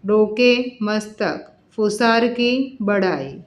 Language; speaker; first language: Hindi; non-native, local second language; Marathi